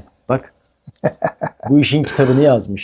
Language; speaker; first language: Turkish; native; Turkish